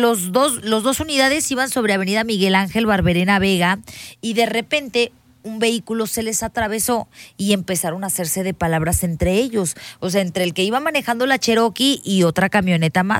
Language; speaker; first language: Spanish; native; Spanish